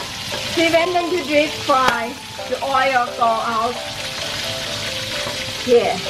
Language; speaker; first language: English; non-native, learner; Thai